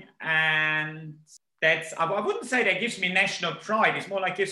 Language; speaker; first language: English; non-native, fluent; German